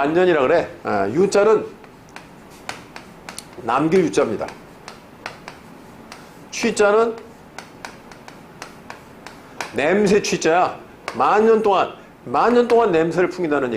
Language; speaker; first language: Korean; native; Korean